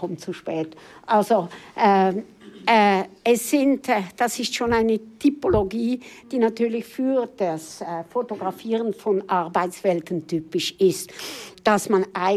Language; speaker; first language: German; native; German